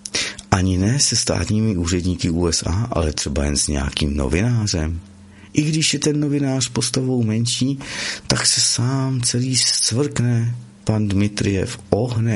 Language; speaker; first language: Czech; native; Czech